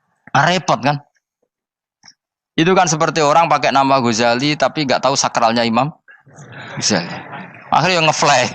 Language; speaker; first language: Indonesian; native; Indonesian